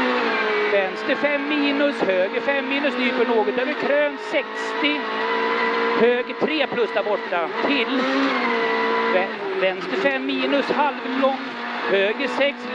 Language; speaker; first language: Swedish; native; Swedish